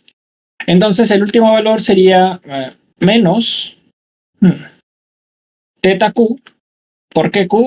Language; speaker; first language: Spanish; native; Spanish